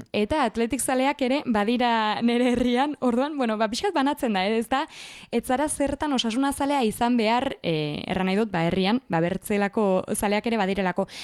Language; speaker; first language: Basque; native; Basque